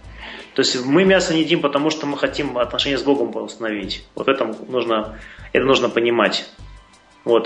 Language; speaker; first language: Russian; native; Russian